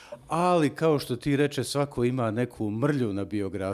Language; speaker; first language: Serbian; native; Serbian